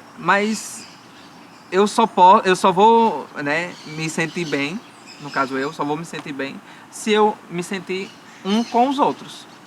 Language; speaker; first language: Portuguese; native; Portuguese